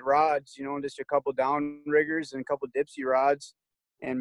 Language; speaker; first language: English; native; English